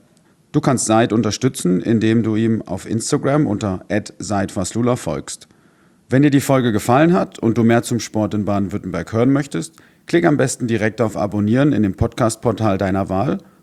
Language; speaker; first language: German; native; German